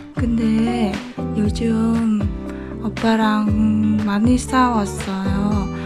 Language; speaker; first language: Korean; non-native, learner; Vietnamese